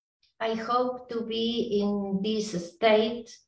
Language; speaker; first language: English; non-native, learner; Spanish